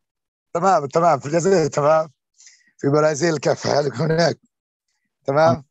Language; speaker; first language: Arabic; non-native, learner; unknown